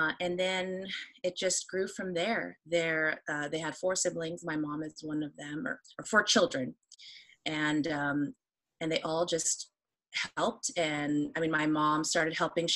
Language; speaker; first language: English; native; English